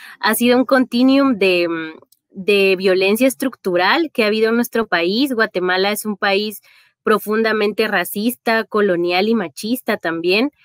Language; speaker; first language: Spanish; native; Spanish